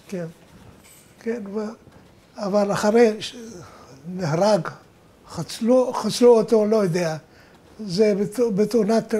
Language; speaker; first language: Hebrew; non-native, fluent; Arabic